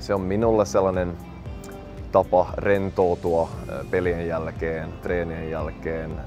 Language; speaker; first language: Finnish; non-native, local second language; Swedish